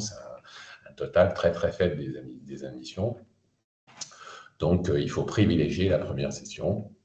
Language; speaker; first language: French; native; French